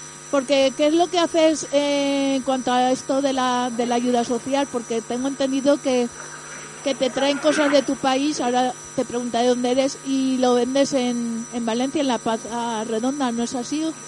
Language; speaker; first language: Spanish; native; Spanish